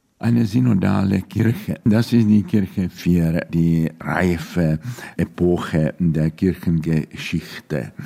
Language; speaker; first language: German; non-native, fluent; Czech